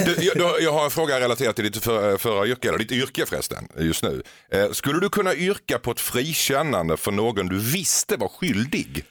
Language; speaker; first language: Swedish; native; Swedish